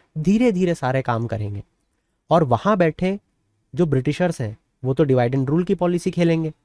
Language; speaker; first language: Hindi; native; Hindi